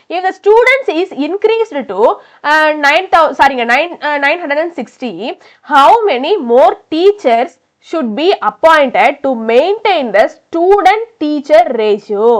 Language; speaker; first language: English; non-native, local second language; Tamil